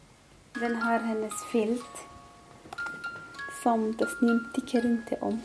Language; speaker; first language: Swedish; non-native, learner; Arabic